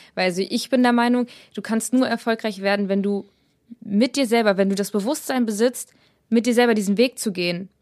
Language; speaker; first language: German; native; German